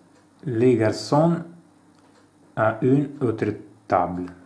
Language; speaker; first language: French; non-native, learner; Italian